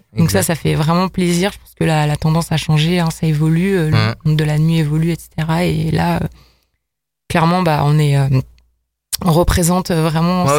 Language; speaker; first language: French; native; French